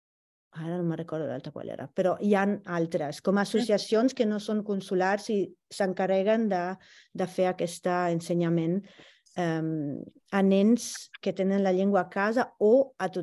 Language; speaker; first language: Catalan; non-native, fluent; Italian